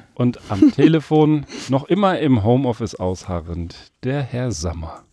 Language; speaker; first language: German; native; German